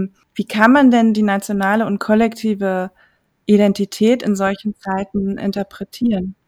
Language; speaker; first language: German; native; German